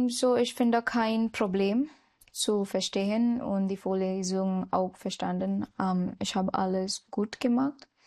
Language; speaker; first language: German; non-native, learner; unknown